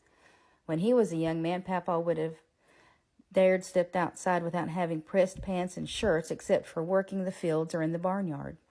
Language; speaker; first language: English; native; English